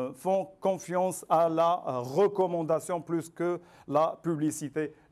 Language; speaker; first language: French; non-native, local second language; Arabic